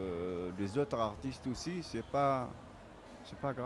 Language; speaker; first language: French; non-native, local second language; Tamasheq